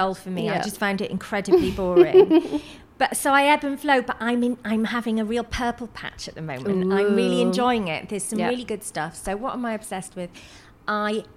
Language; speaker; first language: English; native; English